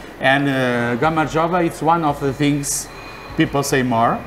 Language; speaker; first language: English; non-native, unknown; Portuguese